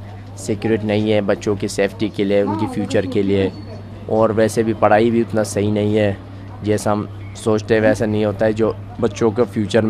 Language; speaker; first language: Hindi; non-native, fluent; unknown